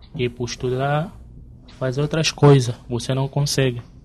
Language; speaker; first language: Portuguese; non-native, learner; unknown